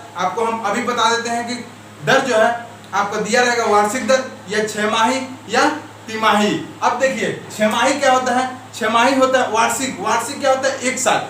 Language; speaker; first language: Hindi; native; Hindi